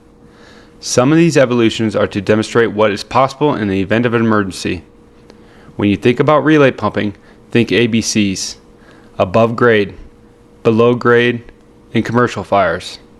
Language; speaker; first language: English; native; English